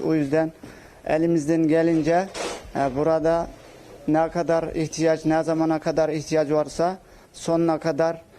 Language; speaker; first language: Turkish; non-native, local second language; Uyghur